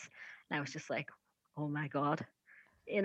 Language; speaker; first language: English; native; English